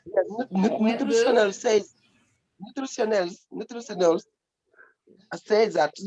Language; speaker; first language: English; non-native, learner; French